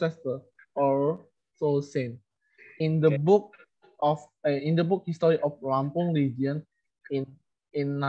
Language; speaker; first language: English; non-native, learner; Indonesian